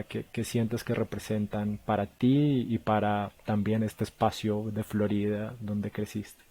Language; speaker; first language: Spanish; native; Spanish